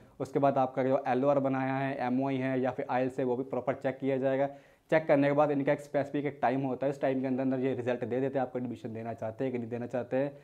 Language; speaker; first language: Hindi; native; Hindi